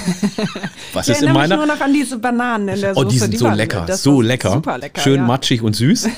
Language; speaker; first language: German; early bilingual, other home language; Oromo